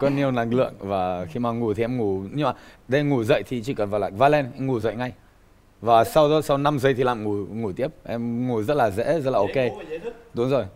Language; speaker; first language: Vietnamese; non-native, fluent; Romanian